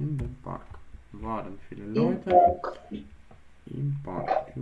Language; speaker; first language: German; non-native, fluent; Ukrainian